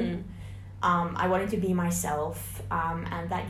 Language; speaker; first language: English; non-native, fluent; Hungarian